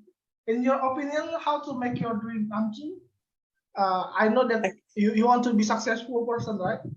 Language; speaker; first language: English; non-native, learner; Indonesian